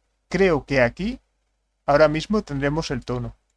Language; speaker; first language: Spanish; native; Spanish